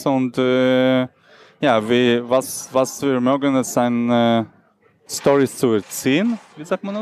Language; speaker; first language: German; non-native, learner; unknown